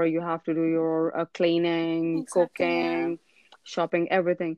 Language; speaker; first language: English; non-native, local second language; Urdu